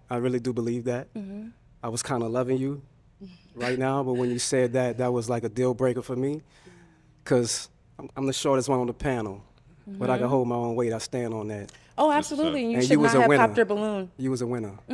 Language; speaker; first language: English; native; English